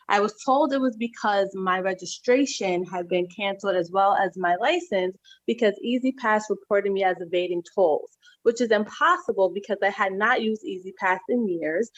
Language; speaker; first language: English; native; English